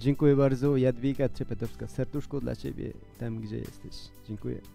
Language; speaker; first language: Polish; non-native, learner; Spanish